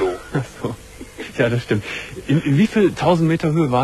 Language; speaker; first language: German; native; German